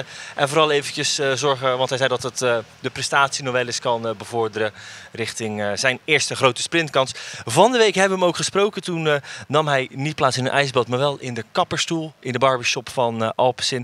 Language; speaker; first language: Dutch; native; Dutch